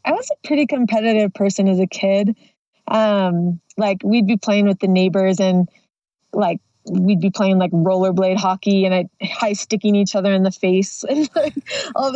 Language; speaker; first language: English; native; English